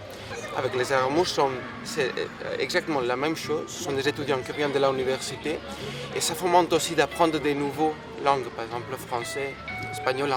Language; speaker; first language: French; non-native, fluent; Spanish